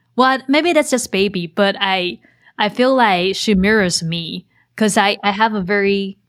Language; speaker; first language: English; non-native, fluent; Chinese